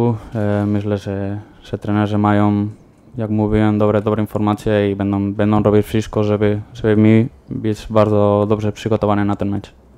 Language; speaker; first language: Polish; non-native, learner; Spanish